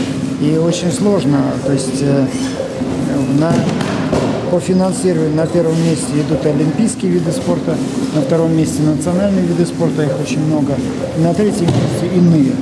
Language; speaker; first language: Russian; native; Russian